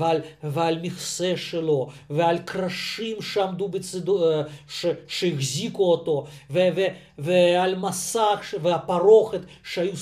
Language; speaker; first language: Hebrew; non-native, fluent; Russian